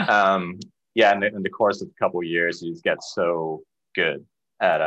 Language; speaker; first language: English; early bilingual, other home language; Cantonese